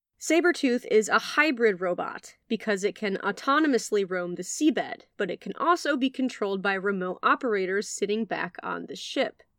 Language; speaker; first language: English; native; English